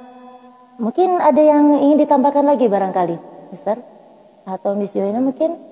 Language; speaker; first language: Indonesian; native; Indonesian